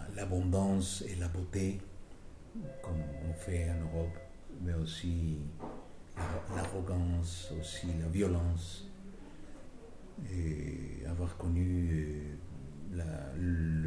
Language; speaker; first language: French; non-native, fluent; Spanish